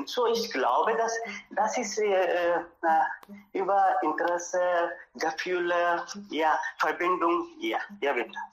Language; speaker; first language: German; non-native, learner; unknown